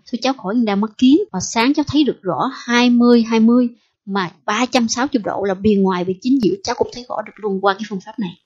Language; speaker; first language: Vietnamese; early bilingual, heritage; Vietnamese